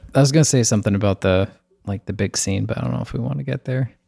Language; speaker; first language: English; native; English